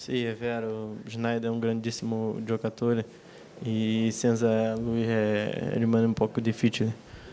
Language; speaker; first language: Italian; non-native, learner; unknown